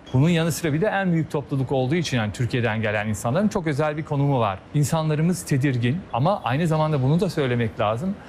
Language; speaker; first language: Turkish; early bilingual, heritage; Turkish